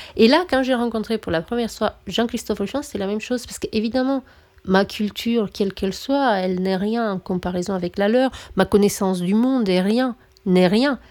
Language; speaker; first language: French; non-native, fluent; Romanian